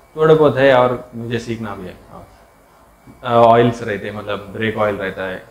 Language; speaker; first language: Hindi; non-native, local second language; Telugu